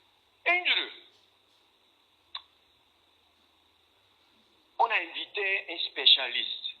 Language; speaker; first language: French; non-native, fluent; Korean